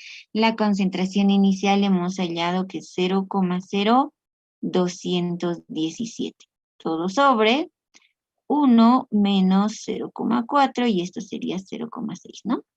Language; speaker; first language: Spanish; native; Spanish